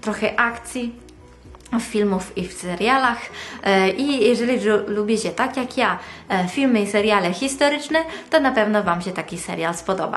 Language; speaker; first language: Polish; non-native, fluent; Italian